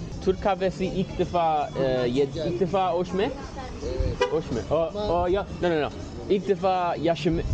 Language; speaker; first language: Turkish; non-native, learner; English